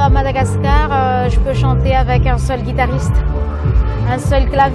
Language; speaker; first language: French; non-native, local second language; Malagasy